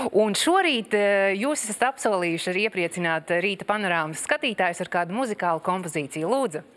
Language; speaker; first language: Latvian; native; Latvian